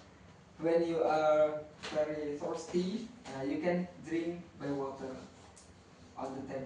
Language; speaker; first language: English; non-native, learner; Indonesian